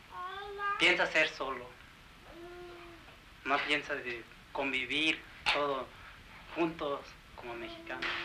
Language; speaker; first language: Spanish; non-native, local second language; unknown